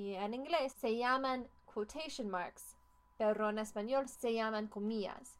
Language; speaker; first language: Spanish; non-native, fluent; English